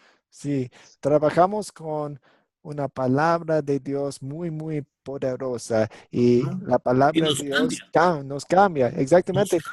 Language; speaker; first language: Spanish; non-native, fluent; English